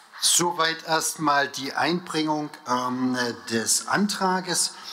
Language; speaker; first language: German; native; German